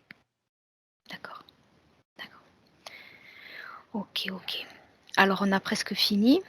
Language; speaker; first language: French; native; French